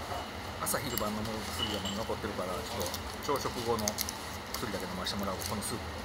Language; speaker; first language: Japanese; native; Japanese